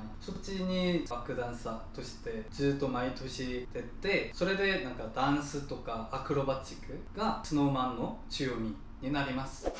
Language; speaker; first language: Japanese; non-native, learner; Korean